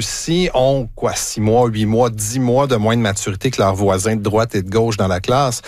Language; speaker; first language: French; native; French